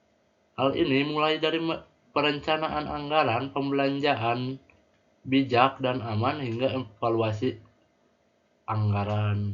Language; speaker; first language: Indonesian; native; Indonesian